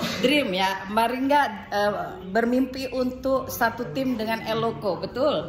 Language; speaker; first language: Indonesian; native; Indonesian